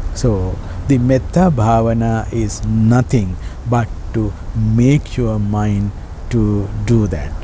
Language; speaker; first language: English; non-native, local second language; Sinhala